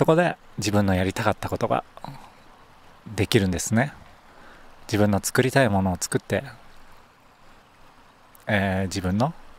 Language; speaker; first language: Japanese; native; Japanese